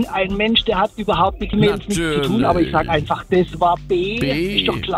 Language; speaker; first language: German; native; German